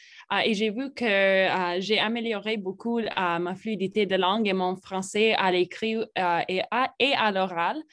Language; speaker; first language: French; non-native, fluent; English